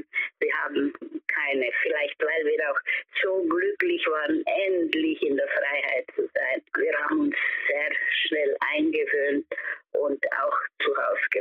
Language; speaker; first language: German; early bilingual, heritage; German